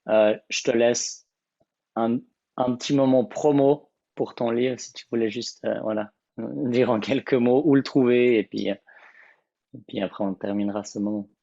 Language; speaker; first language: French; native; French